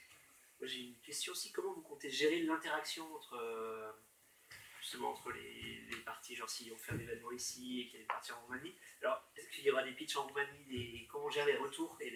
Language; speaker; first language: French; native; French